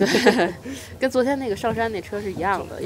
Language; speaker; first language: Chinese; native; Chinese